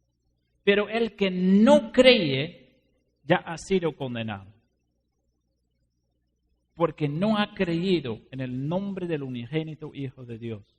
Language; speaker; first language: Spanish; non-native, fluent; Dutch